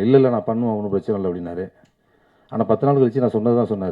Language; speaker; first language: Tamil; native; Tamil